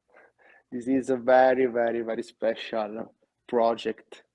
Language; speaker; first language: English; non-native, learner; Italian